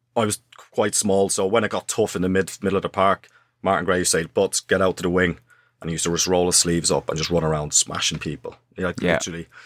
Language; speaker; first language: English; native; English